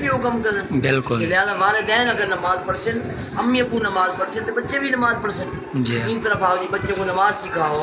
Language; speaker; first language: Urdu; non-native, local second language; Saraiki